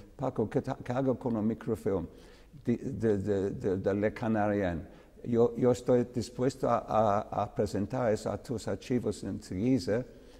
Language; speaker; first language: Spanish; non-native, learner; English